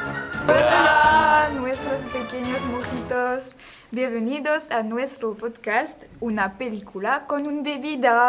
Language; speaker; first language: Spanish; non-native, learner; French